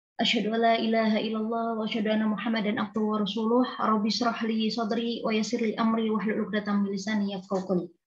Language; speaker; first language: Arabic; non-native, fluent; Indonesian